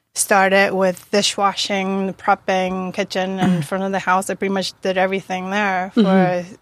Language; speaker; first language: English; non-native, fluent; Japanese